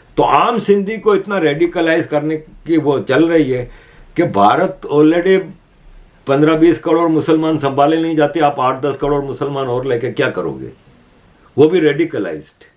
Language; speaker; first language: Urdu; native; Urdu